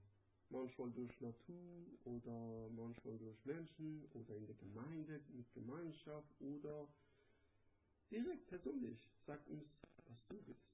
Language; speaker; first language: German; non-native, learner; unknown